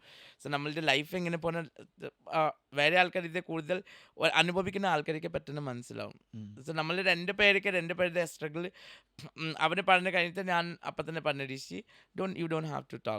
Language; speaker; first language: Malayalam; non-native, local second language; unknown